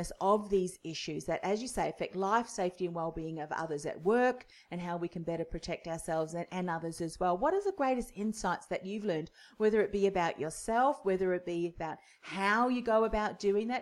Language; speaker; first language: English; native; English